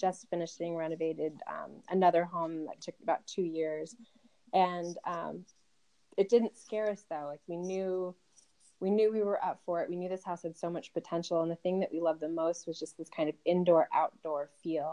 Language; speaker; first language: English; native; English